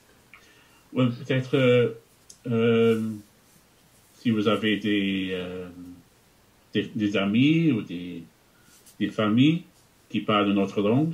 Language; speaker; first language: French; non-native, fluent; English